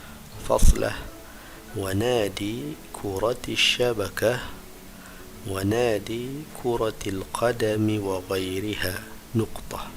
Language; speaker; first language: Arabic; non-native, fluent; Malay